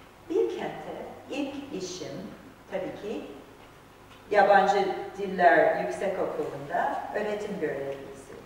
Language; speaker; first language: Turkish; non-native, fluent; English